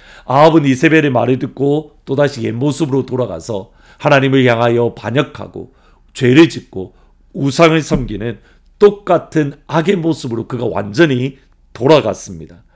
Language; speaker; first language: Korean; native; Korean